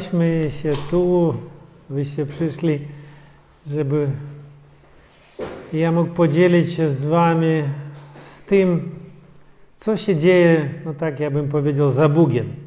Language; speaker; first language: Polish; non-native, fluent; Russian